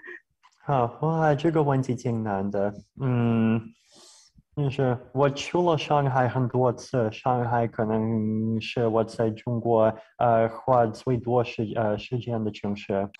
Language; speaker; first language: Chinese; non-native, fluent; Russian